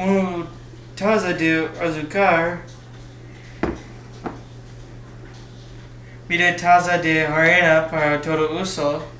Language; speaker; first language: Spanish; non-native, learner; English